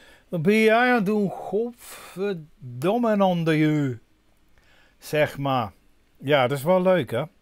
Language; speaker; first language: German; non-native, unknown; English